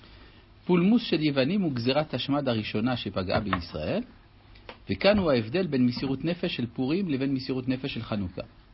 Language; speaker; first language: Hebrew; native; Hebrew